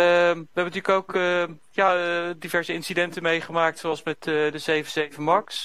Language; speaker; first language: Dutch; native; Dutch